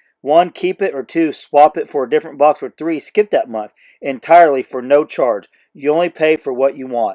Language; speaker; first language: English; native; English